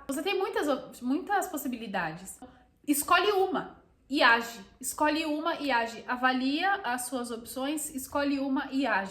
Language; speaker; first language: Portuguese; native; Portuguese